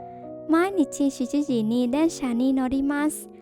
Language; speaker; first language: Japanese; non-native, fluent; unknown